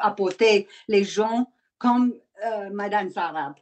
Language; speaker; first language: French; non-native, learner; English